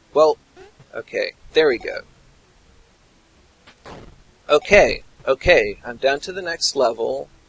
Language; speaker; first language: English; native; English